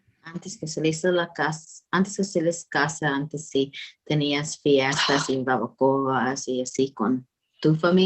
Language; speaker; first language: Spanish; early bilingual, heritage; Spanish